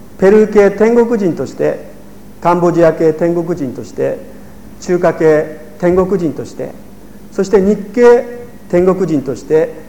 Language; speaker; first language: Japanese; native; Japanese